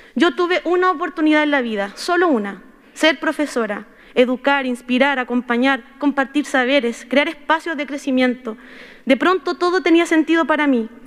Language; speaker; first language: Spanish; native; Spanish